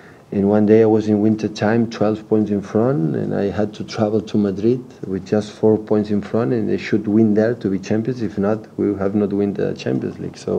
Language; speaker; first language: English; non-native, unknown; Catalan